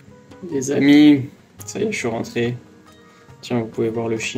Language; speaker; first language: French; native; French